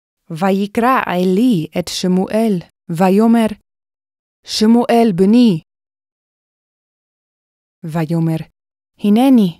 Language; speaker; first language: Hebrew; non-native, fluent; English